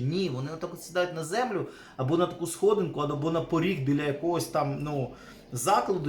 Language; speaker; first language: Ukrainian; native; Ukrainian